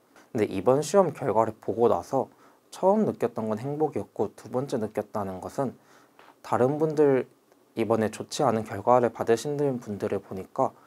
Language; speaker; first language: Korean; native; Korean